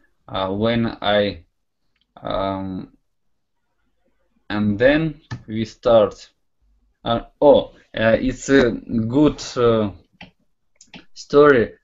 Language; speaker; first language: English; non-native, learner; Russian